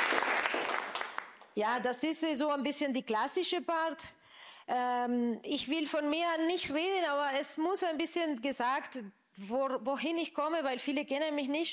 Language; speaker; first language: German; non-native, fluent; Spanish